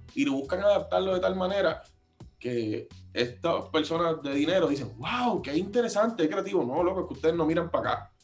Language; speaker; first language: Spanish; native; Spanish